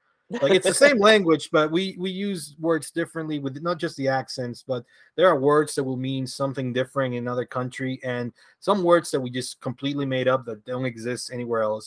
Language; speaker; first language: English; early bilingual, other home language; Spanish